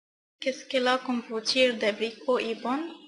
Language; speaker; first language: French; non-native, learner; Arabic